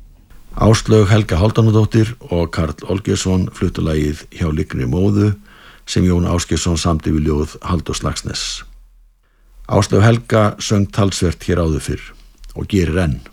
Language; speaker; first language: Icelandic; native; Icelandic